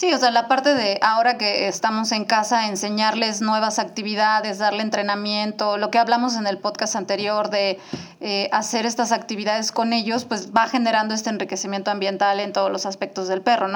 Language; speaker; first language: Spanish; native; Spanish